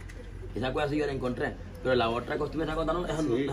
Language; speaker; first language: Spanish; native; Spanish